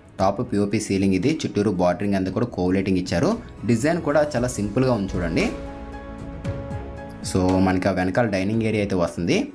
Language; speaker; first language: Telugu; native; Telugu